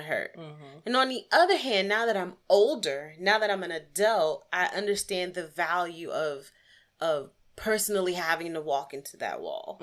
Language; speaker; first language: English; native; English